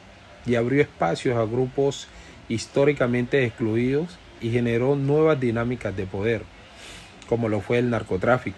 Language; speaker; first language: Spanish; native; Spanish